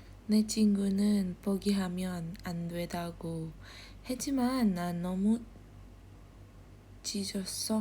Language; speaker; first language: Korean; non-native, learner; Indonesian